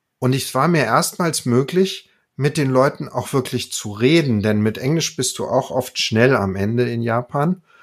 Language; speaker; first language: German; native; German